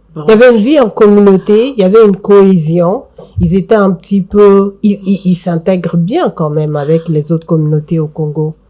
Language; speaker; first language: French; non-native, local second language; Bambara